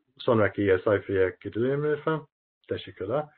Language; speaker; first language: Turkish; non-native, learner; English